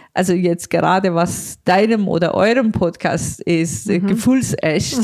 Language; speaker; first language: German; non-native, fluent; Persian